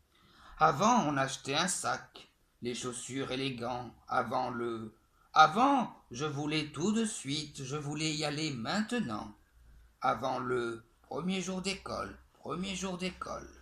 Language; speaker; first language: French; native; French